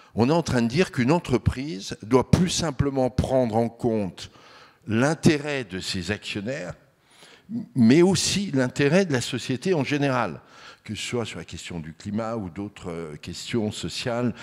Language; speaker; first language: French; native; French